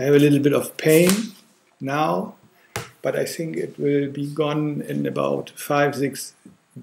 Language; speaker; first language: English; non-native, learner; German